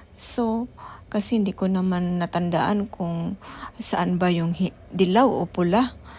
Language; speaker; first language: Filipino; non-native, local second language; Cebuano